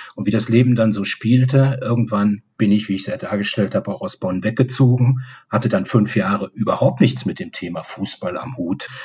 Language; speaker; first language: German; native; German